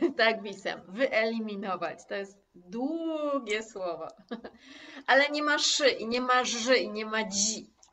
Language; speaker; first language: Polish; native; Polish